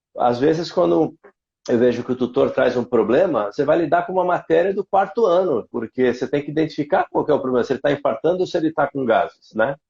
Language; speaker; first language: Portuguese; native; Portuguese